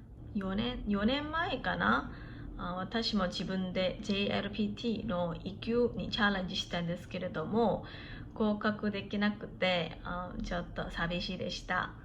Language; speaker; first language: Japanese; non-native, fluent; Korean